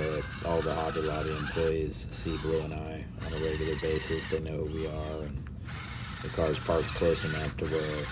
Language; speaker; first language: English; native; English